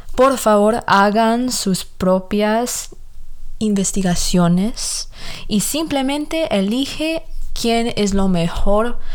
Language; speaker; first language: Spanish; early bilingual, heritage; Spanish